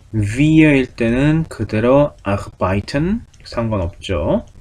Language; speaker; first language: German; non-native, fluent; Korean